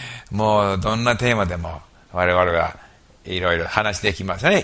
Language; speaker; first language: Japanese; non-native, fluent; English